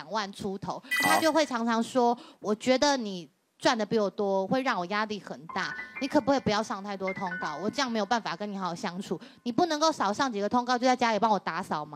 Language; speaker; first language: Chinese; native; Chinese